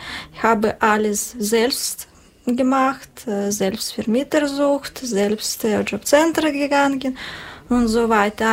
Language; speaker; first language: German; non-native, learner; Russian